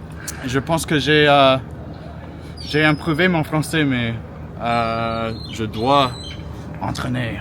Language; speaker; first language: French; non-native, local second language; English